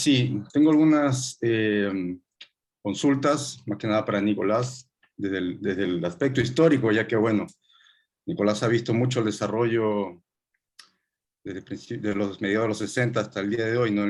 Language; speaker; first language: Spanish; native; Spanish